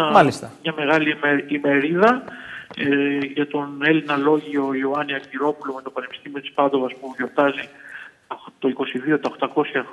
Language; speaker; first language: Greek; native; Greek